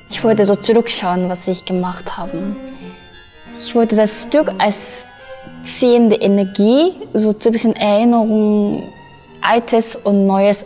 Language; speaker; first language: German; non-native, learner; Korean